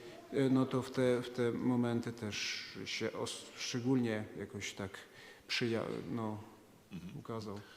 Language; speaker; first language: Polish; non-native, fluent; Ukrainian